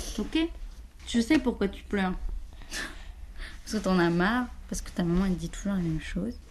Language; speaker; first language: French; native; French